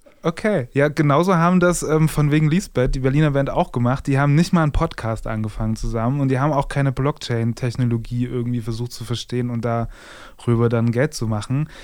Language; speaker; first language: German; native; German